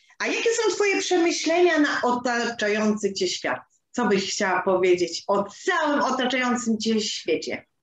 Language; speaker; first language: Polish; native; Polish